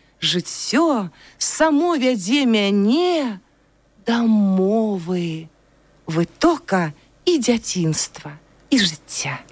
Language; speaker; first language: Belarusian; native; Belarusian